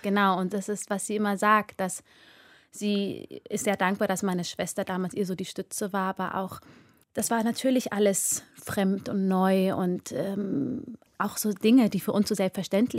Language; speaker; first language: German; early bilingual, other home language; Amharic